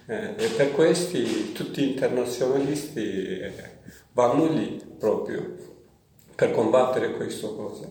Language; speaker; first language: Italian; non-native, learner; Kurdish